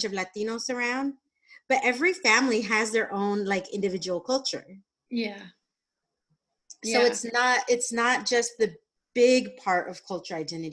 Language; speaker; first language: English; native; English